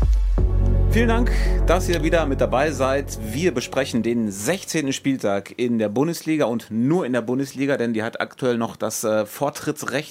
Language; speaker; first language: German; native; German